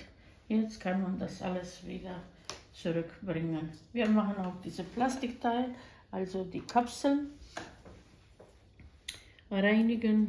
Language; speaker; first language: German; non-native, fluent; Croatian